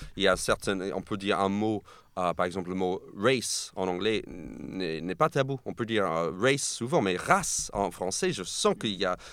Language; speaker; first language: French; non-native, fluent; English